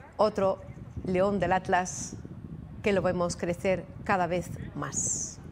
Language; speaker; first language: Spanish; non-native, fluent; Arabic